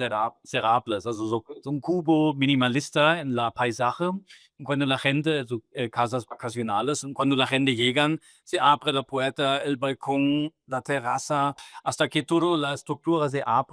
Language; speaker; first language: Spanish; non-native, fluent; German